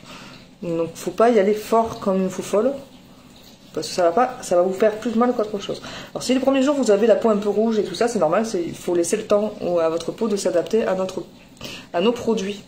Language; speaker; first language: French; native; French